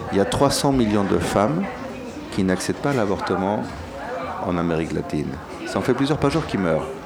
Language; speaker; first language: French; early bilingual, other home language; Spanish